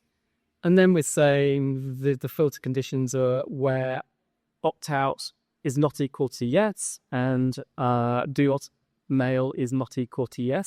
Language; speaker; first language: English; native; English